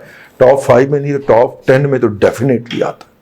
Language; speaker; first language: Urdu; non-native, local second language; Punjabi